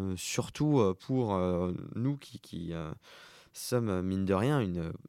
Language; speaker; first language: French; non-native, local second language; Arabic